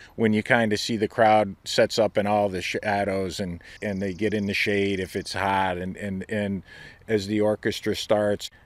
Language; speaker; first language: English; native; English